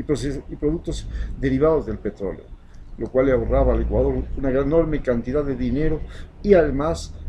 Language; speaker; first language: Spanish; native; Spanish